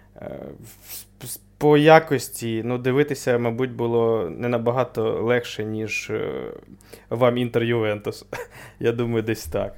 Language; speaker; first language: Ukrainian; native; Ukrainian